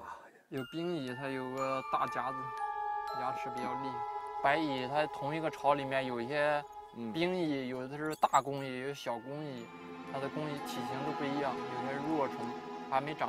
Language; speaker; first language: Chinese; native; Chinese